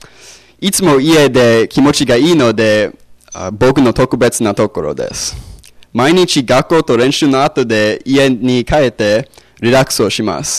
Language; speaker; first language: Japanese; non-native, learner; English